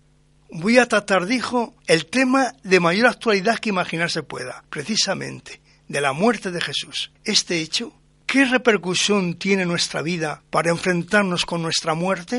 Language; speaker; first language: Spanish; native; Spanish